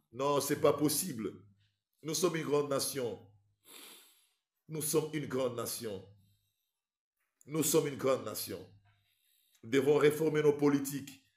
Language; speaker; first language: French; non-native, local second language; Lingala